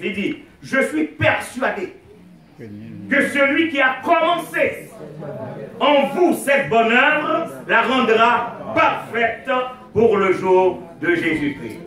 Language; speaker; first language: French; native; French